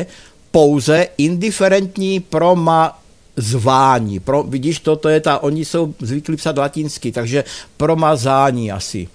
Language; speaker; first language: Czech; native; Czech